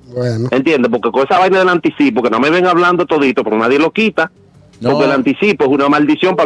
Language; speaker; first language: Spanish; native; Spanish